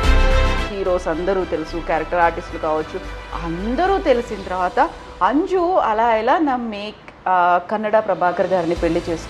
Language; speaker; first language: Telugu; native; Telugu